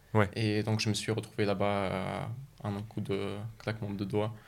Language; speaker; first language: French; early bilingual, other home language; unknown